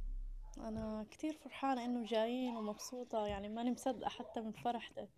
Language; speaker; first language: Arabic; native; Arabic